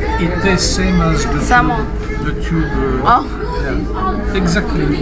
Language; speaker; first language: English; non-native, learner; Thai